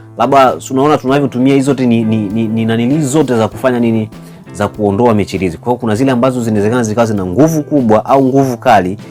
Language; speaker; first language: Swahili; native; Swahili